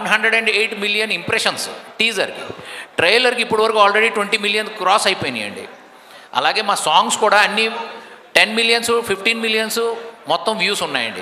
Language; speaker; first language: Telugu; native; Telugu